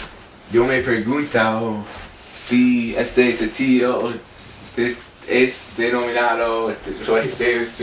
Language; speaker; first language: Spanish; non-native, learner; English